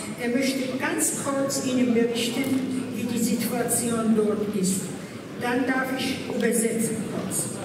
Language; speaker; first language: German; non-native, fluent; Persian